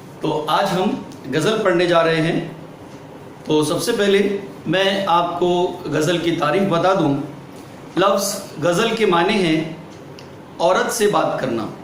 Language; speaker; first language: Urdu; native; Urdu